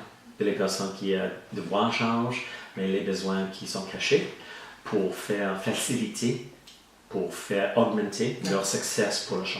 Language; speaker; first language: French; non-native, learner; English